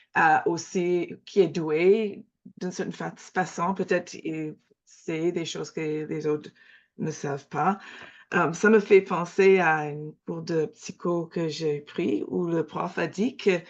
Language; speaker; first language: French; non-native, fluent; English